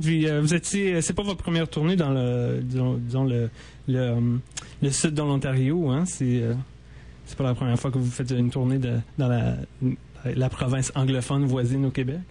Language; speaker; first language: French; native; French